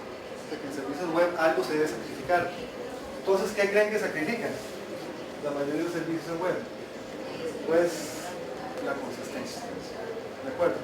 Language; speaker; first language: Spanish; native; Spanish